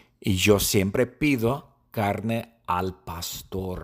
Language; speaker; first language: Spanish; non-native, learner; English